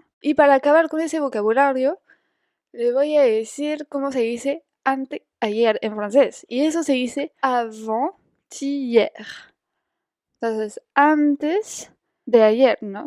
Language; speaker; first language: Spanish; non-native, fluent; French